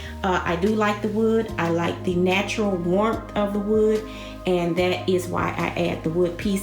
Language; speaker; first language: English; native; English